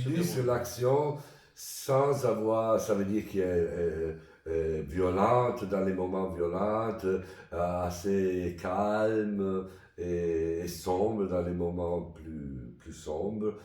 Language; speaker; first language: French; non-native, fluent; Italian